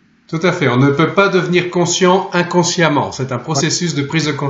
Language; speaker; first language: French; native; French